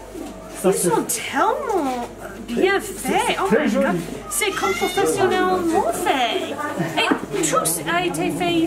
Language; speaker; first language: French; non-native, fluent; English